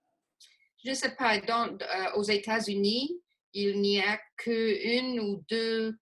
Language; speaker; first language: French; non-native, local second language; English